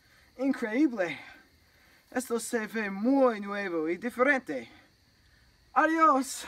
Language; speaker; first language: Spanish; non-native, learner; English